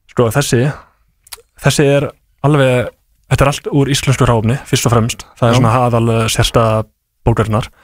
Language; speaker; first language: Icelandic; native; Icelandic